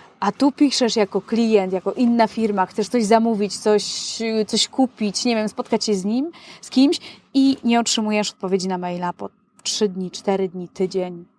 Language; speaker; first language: Polish; native; Polish